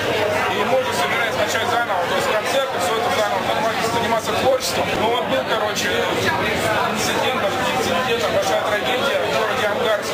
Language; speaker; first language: Russian; native; Russian